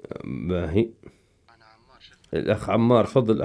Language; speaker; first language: Arabic; native; Arabic